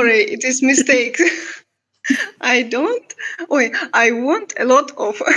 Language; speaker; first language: English; non-native, learner; Russian